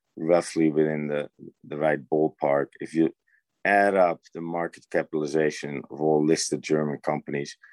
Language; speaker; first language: English; non-native, fluent; Dutch